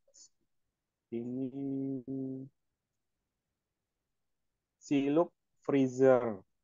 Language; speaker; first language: English; non-native, learner; Indonesian